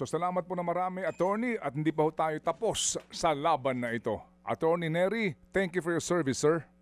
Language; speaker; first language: Filipino; native; Filipino